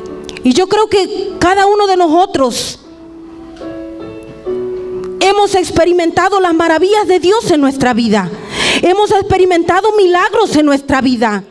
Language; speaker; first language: Spanish; native; Spanish